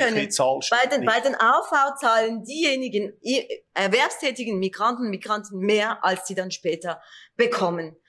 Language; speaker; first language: German; early bilingual, other home language; Kurdish